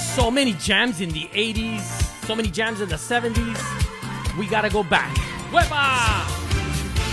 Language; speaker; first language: English; early bilingual, other home language; Spanish